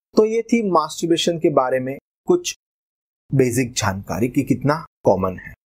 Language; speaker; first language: Hindi; non-native, local second language; Gujarati